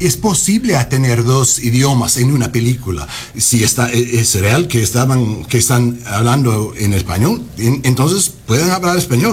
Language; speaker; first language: Spanish; non-native, fluent; English